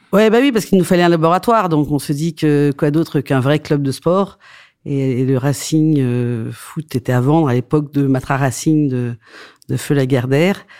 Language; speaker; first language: French; native; French